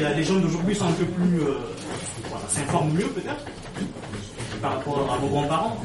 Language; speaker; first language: French; non-native, local second language; Lingala